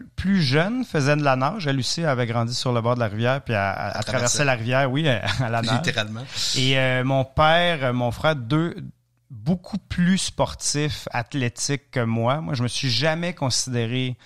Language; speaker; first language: French; native; French